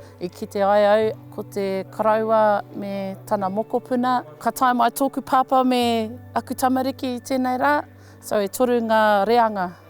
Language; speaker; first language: Māori; non-native, local second language; English